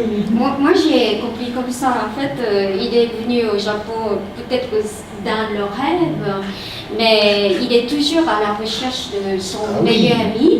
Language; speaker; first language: French; non-native, fluent; Japanese